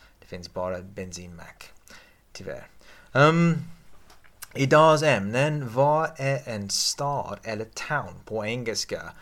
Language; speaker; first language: Swedish; non-native, fluent; English